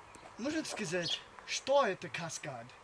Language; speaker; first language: Russian; non-native, learner; English